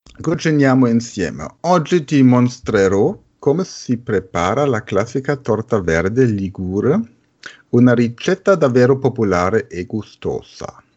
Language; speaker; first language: Italian; non-native, fluent; German